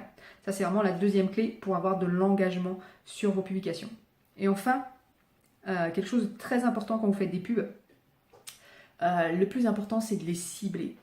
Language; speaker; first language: French; native; French